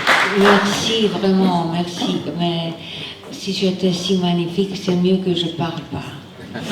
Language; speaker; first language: French; non-native, fluent; Romanian